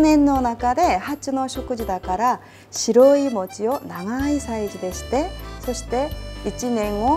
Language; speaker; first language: Japanese; non-native, fluent; Korean